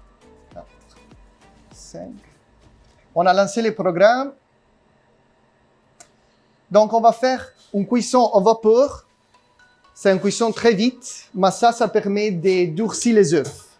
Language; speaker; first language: French; non-native, learner; Italian